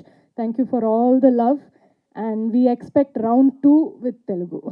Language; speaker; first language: Telugu; non-native, fluent; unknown